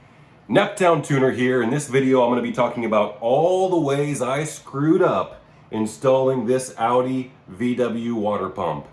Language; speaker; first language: English; native; English